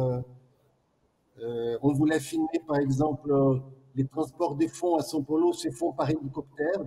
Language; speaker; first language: French; non-native, fluent; Portuguese